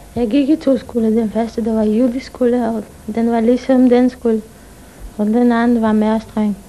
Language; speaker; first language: Danish; early bilingual, other home language; Polish